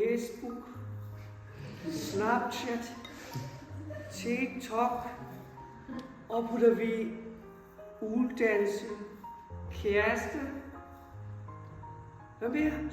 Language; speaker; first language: Danish; non-native, fluent; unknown